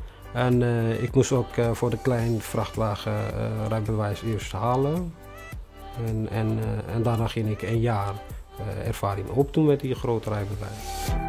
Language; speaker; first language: Dutch; non-native, fluent; Tigrinya